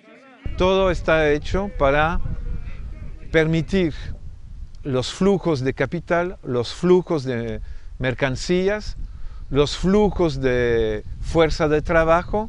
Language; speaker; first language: Spanish; non-native, fluent; French